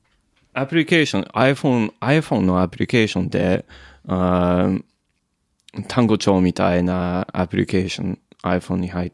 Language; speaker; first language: Japanese; non-native, learner; English